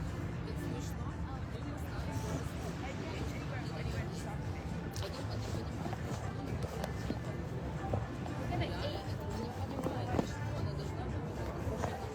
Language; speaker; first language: Russian; non-native, learner; Filipino